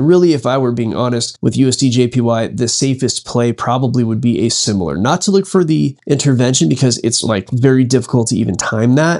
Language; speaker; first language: English; native; English